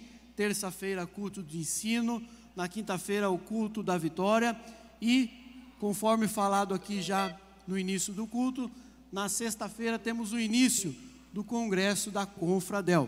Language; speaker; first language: Portuguese; native; Portuguese